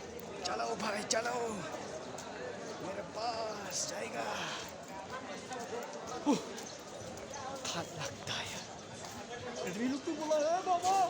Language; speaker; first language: Hindi; non-native, local second language; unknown